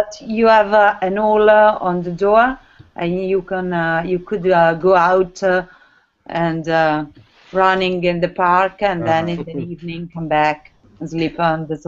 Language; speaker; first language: English; non-native, learner; Italian